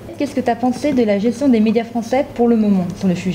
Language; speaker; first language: French; native; French